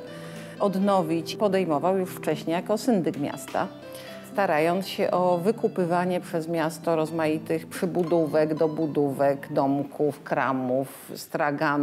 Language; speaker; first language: Polish; native; Polish